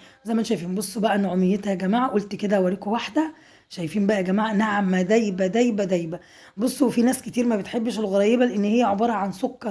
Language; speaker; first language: Arabic; native; Arabic